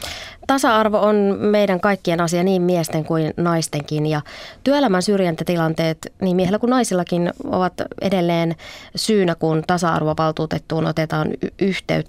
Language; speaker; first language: Finnish; native; Finnish